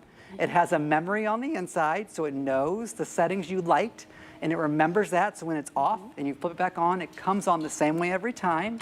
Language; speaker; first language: English; native; English